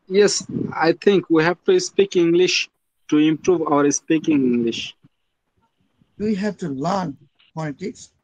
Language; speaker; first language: English; non-native, learner; Bangla